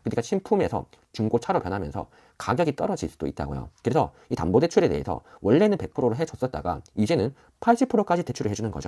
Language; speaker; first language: Korean; native; Korean